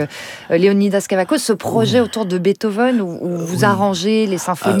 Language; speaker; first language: French; native; French